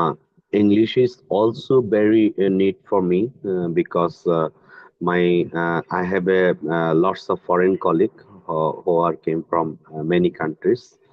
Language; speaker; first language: English; non-native, learner; Bangla